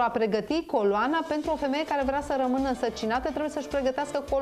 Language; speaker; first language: Romanian; native; Romanian